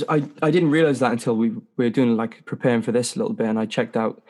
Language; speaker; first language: English; native; English